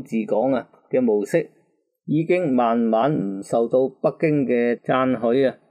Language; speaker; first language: Cantonese; native; Cantonese